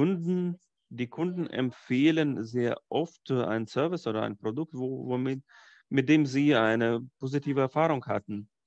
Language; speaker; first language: German; non-native, fluent; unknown